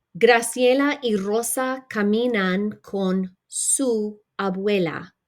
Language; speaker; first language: Spanish; non-native, fluent; English